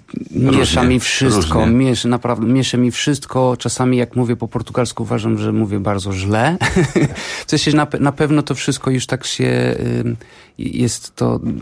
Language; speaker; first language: Polish; non-native, fluent; Portuguese